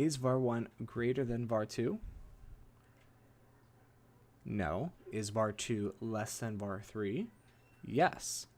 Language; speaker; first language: English; native; English